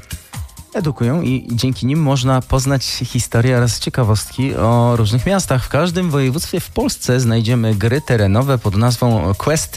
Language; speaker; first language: Polish; native; Polish